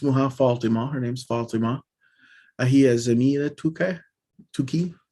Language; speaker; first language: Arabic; non-native, fluent; English